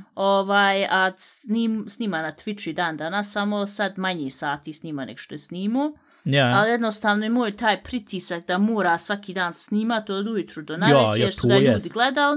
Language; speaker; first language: Bosnian; native; Bosnian